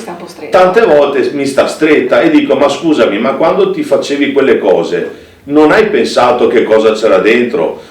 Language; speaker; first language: Italian; native; Italian